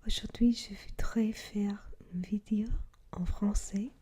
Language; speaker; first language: French; non-native, learner; English